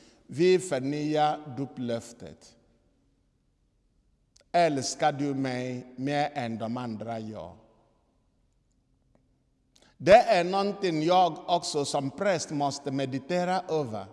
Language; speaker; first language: Swedish; non-native, fluent; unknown